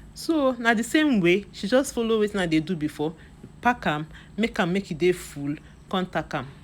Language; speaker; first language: Nigerian Pidgin; non-native, local second language; Igbo